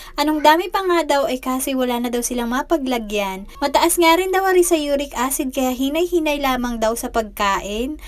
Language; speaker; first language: Filipino; native; Filipino